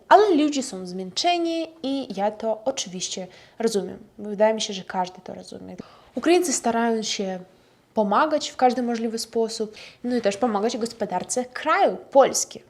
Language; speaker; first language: Polish; non-native, fluent; Ukrainian